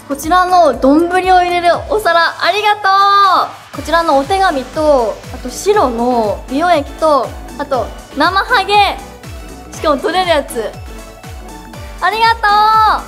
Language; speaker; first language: Japanese; native; Japanese